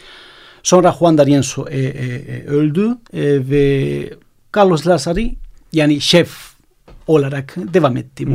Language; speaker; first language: Turkish; non-native, fluent; Spanish